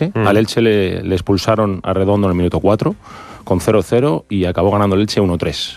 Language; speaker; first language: Spanish; native; Spanish